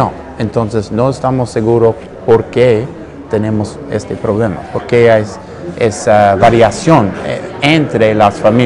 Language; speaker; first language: Spanish; non-native, learner; English